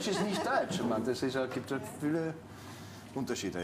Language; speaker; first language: German; native; German